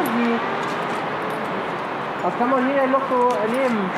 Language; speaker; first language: German; native; German